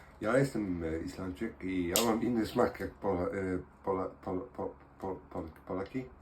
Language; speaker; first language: Polish; non-native, learner; Icelandic